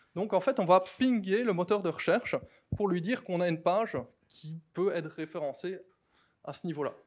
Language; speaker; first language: French; native; French